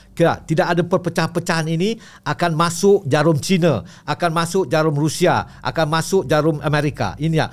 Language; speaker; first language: Malay; native; Malay